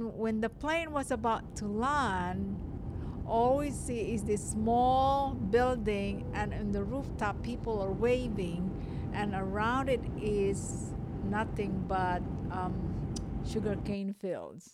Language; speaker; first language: English; non-native, local second language; Hiligaynon